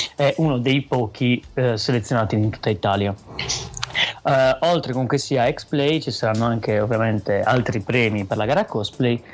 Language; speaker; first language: Italian; native; Italian